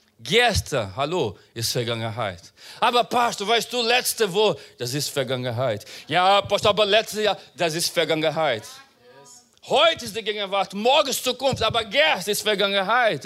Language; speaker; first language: German; non-native, fluent; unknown